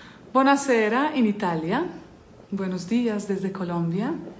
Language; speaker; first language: Spanish; early bilingual, heritage; Spanish